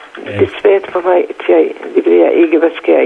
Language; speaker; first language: Danish; non-native, learner; Central Kurdish